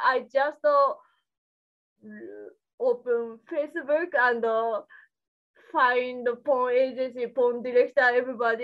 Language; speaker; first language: English; non-native, learner; Japanese